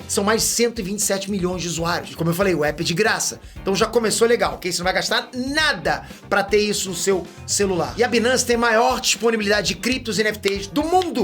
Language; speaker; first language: Portuguese; native; Portuguese